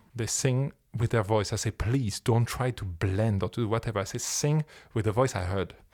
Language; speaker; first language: English; non-native, fluent; French